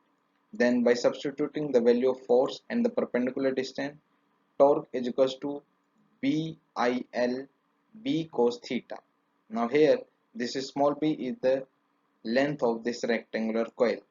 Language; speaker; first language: English; non-native, local second language; Hindi